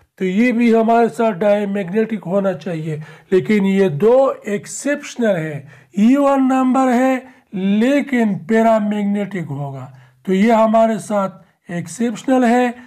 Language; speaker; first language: Urdu; non-native, local second language; Pashto